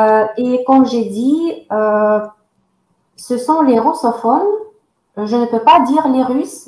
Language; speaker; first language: French; non-native, fluent; Russian